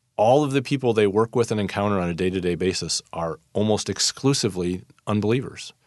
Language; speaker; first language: English; native; English